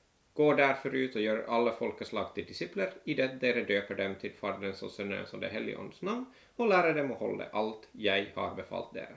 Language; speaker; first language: Norwegian; non-native, fluent; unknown